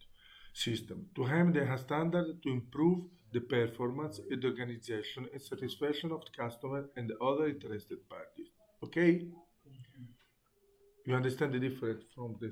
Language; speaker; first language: English; non-native, learner; Italian